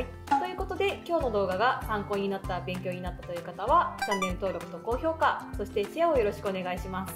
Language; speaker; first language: Japanese; native; Japanese